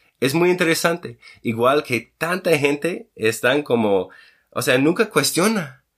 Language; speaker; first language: Spanish; non-native, fluent; English